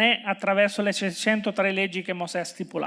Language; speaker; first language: Italian; native; Italian